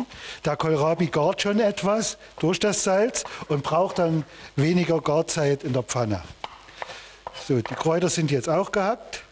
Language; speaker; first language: German; native; German